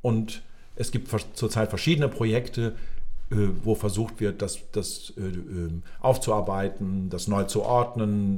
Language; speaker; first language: German; native; German